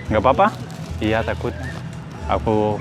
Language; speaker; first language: Indonesian; non-native, learner; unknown